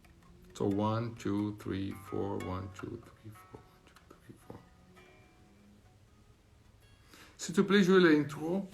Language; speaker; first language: French; non-native, learner; Portuguese